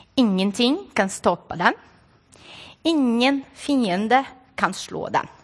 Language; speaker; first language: Norwegian; non-native, fluent; Portuguese